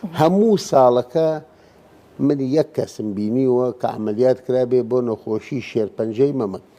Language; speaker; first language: Central Kurdish; non-native, local second language; Gurani